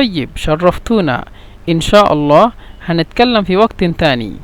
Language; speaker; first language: Egyptian Arabic; non-native, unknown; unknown